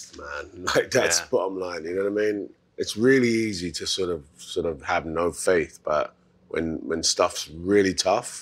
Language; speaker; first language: English; native; English